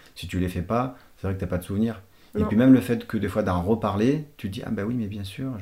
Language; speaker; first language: French; non-native, fluent; Portuguese